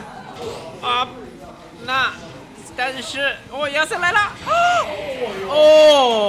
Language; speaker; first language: Chinese; non-native, fluent; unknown